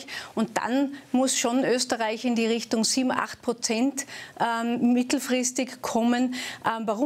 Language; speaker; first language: German; native; German